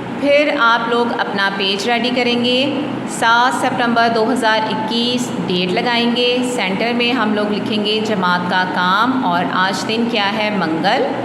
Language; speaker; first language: Hindi; non-native, local second language; Punjabi